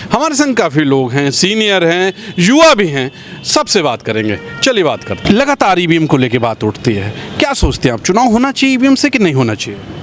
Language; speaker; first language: Hindi; native; Hindi